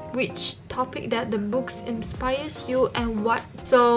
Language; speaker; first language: English; non-native, local second language; Chinese